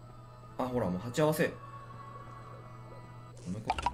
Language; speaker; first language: Japanese; native; Japanese